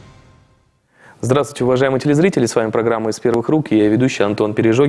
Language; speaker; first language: Russian; native; Russian